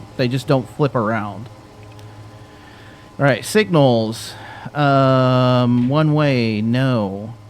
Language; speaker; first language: English; native; English